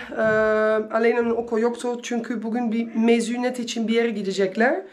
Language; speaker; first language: Turkish; early bilingual, heritage; Turkish